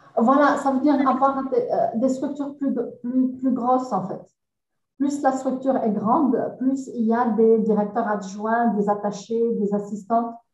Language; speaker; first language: French; non-native, local second language; Arabic